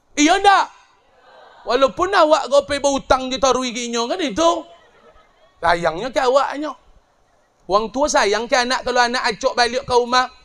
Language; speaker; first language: Malay; native; Malay